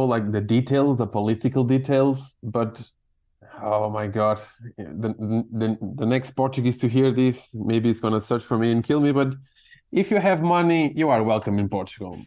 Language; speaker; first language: English; non-native, fluent; Portuguese